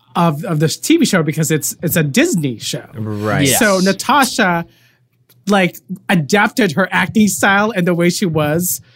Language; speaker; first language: English; non-native, local second language; Filipino